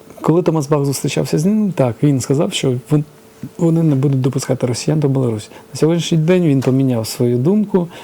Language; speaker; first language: Ukrainian; early bilingual, other home language; Georgian